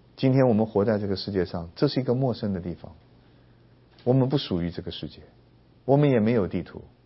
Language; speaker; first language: Chinese; native; Chinese